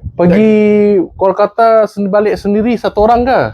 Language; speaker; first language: Malay; native; Malay